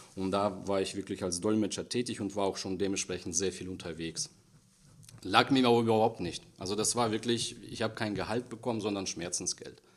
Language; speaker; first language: German; non-native, fluent; Russian